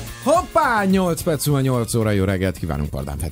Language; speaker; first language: Hungarian; native; Hungarian